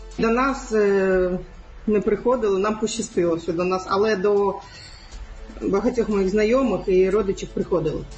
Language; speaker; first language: Ukrainian; non-native, local second language; Crimean Tatar